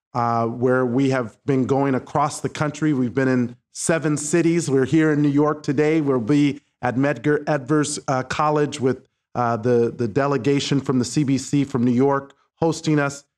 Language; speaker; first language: English; native; English